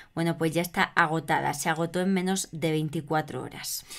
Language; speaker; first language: Spanish; native; Spanish